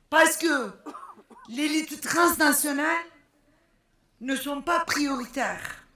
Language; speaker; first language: French; non-native, fluent; Turkish